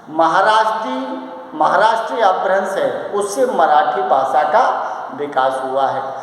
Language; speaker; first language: Hindi; native; Hindi